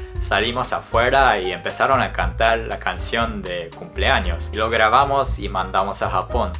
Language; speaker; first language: Spanish; non-native, fluent; Japanese